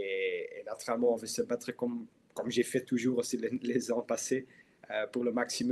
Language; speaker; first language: French; non-native, local second language; Dutch